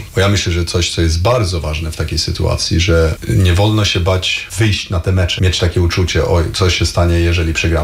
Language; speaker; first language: Polish; non-native, fluent; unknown